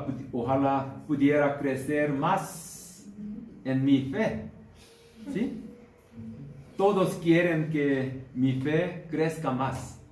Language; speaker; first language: Spanish; non-native, learner; Korean